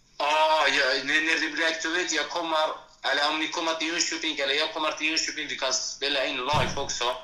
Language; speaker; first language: Swedish; non-native, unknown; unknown